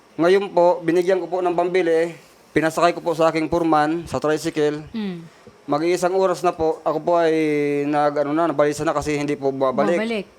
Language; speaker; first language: Filipino; native; Filipino